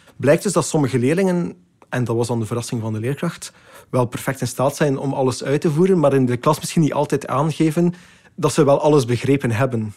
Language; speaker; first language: Dutch; native; Dutch